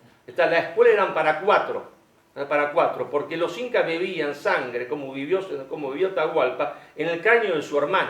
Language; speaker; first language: Spanish; native; Spanish